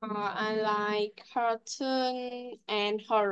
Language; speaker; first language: English; non-native, learner; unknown